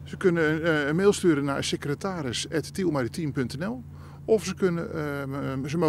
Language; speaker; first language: Dutch; native; Dutch